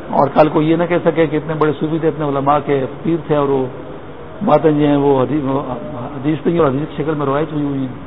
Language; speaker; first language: Urdu; non-native, local second language; Pashto